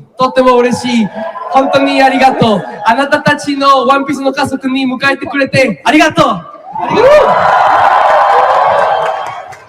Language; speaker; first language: Japanese; non-native, learner; Spanish